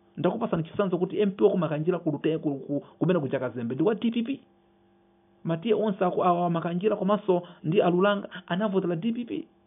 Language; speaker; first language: Nyanja; non-native, local second language; Yao